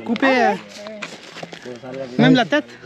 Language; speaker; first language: French; non-native, fluent; Hindi